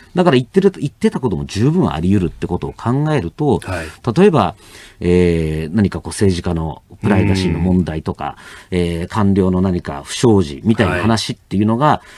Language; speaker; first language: Japanese; native; Japanese